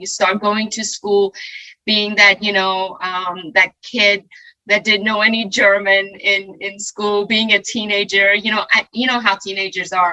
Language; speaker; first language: English; non-native, fluent; Persian